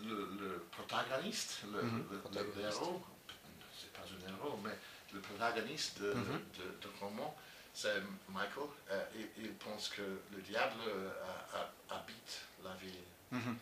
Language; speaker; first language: French; non-native, learner; English